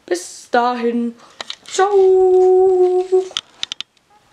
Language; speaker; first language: German; native; German